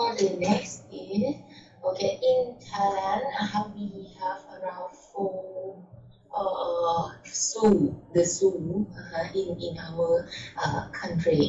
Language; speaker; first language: English; non-native, learner; Thai